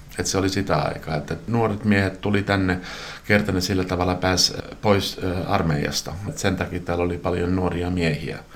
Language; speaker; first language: Finnish; non-native, local second language; Swedish